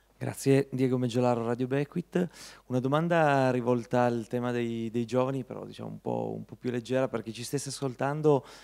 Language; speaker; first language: Italian; native; Italian